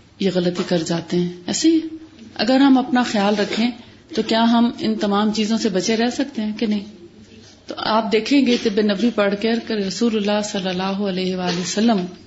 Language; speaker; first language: Urdu; native; Urdu